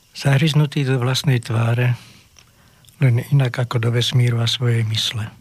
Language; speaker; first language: Slovak; native; Slovak